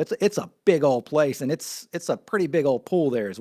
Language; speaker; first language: English; native; English